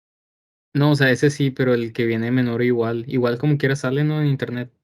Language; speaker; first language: Spanish; native; Spanish